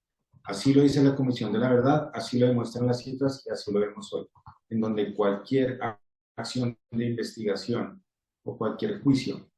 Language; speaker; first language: Spanish; native; Spanish